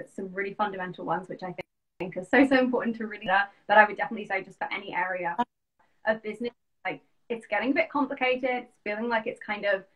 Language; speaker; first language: English; native; English